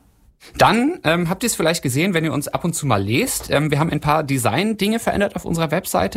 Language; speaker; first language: German; native; German